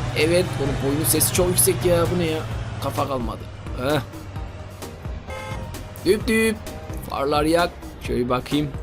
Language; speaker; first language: Turkish; native; Turkish